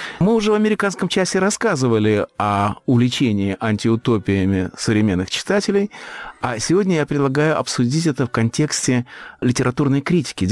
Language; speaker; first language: Russian; native; Russian